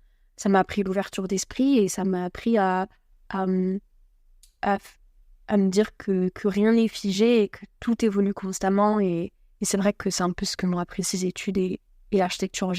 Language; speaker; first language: French; native; French